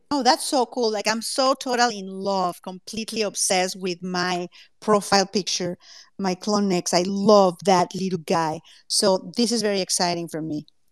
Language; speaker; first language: English; non-native, fluent; Spanish